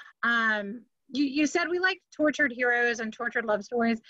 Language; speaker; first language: English; native; English